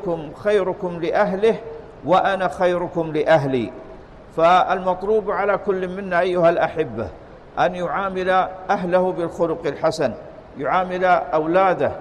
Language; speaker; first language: Arabic; native; Arabic